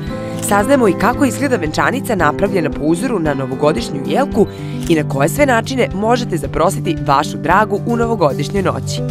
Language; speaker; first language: Croatian; native; Croatian